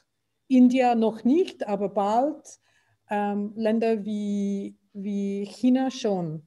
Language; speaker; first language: German; non-native, fluent; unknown